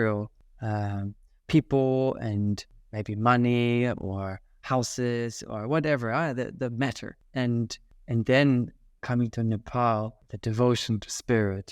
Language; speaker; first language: English; non-native, fluent; German